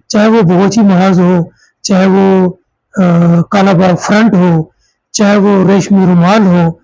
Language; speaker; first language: Urdu; non-native, local second language; Saraiki